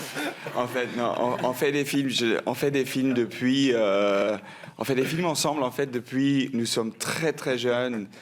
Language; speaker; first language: French; non-native, local second language; Dutch